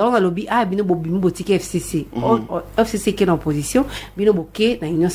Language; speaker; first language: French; non-native, local second language; Lingala